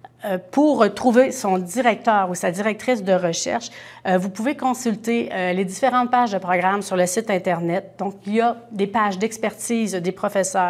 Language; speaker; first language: French; native; French